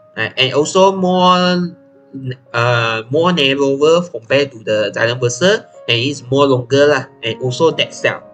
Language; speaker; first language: English; non-native, local second language; Chinese